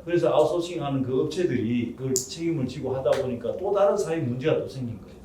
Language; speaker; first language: Korean; native; Korean